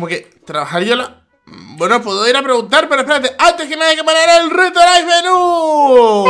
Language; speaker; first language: Spanish; native; Spanish